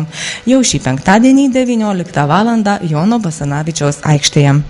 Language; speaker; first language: Lithuanian; native; Lithuanian